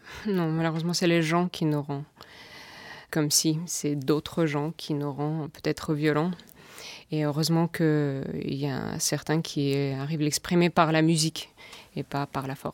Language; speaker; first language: French; non-native, fluent; Russian